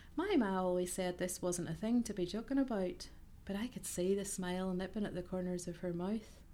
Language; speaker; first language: English; native; English